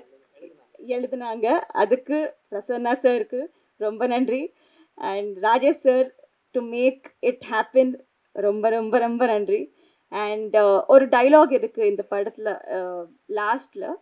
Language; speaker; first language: Tamil; non-native, learner; Telugu